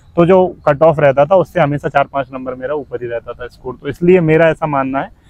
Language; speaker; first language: Hindi; native; Hindi